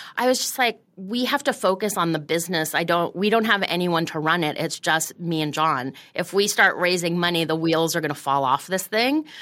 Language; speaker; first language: English; native; English